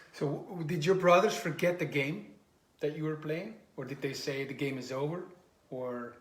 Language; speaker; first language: English; non-native, fluent; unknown